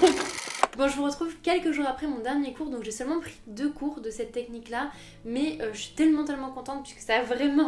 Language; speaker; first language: French; native; French